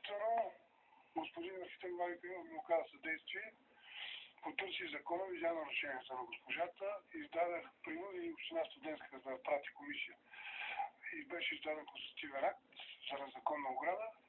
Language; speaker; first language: Bulgarian; native; Bulgarian